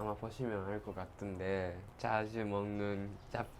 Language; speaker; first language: Korean; non-native, learner; Japanese